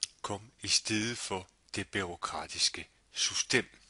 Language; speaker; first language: Danish; non-native, fluent; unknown